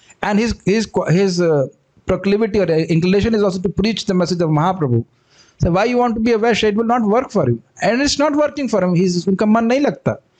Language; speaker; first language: English; non-native, local second language; Hindi